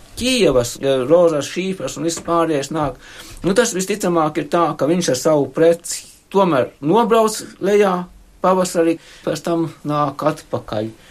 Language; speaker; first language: Latvian; native; Latvian